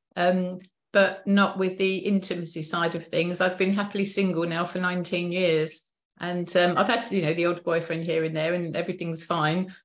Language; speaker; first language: English; native; English